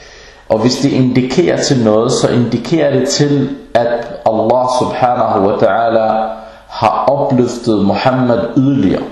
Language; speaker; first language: Danish; early bilingual, other home language; Arabic